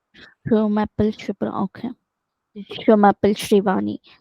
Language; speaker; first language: French; non-native, learner; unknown